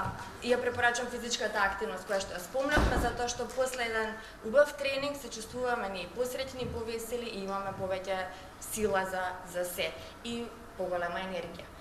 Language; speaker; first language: Macedonian; native; Macedonian